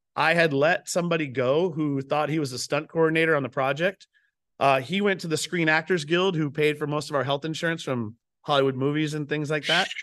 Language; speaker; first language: English; native; English